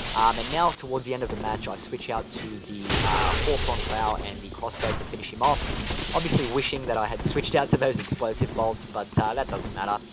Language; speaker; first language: English; native; English